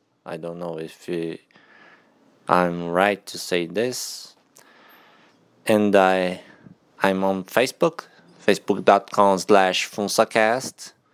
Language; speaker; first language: English; non-native, learner; Portuguese